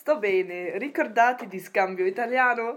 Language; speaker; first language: Italian; non-native, learner; German